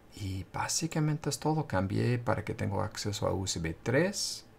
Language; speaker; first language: Spanish; non-native, fluent; English